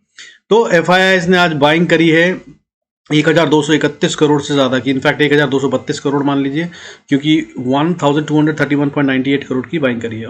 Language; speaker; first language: Hindi; native; Hindi